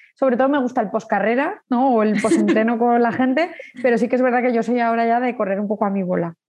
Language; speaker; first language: Spanish; native; Spanish